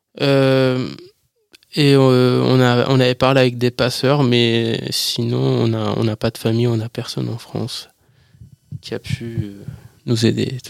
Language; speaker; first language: French; early bilingual, other home language; Persian